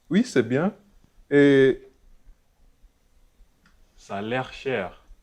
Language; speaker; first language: French; non-native, fluent; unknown